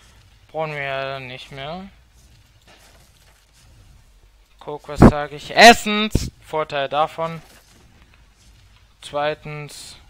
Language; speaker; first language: German; native; German